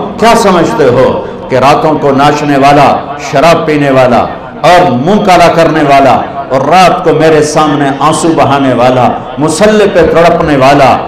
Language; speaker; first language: Urdu; non-native, local second language; Punjabi